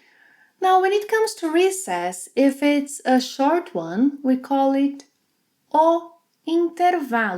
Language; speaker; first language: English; non-native, fluent; Portuguese